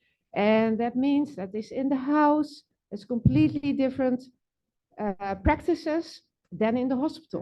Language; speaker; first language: English; non-native, fluent; Dutch